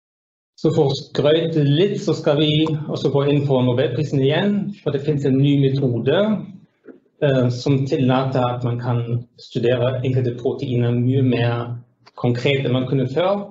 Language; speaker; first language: Norwegian; non-native, fluent; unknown